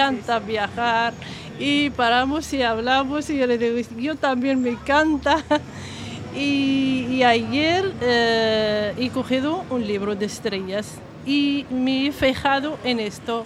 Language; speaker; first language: Spanish; non-native, learner; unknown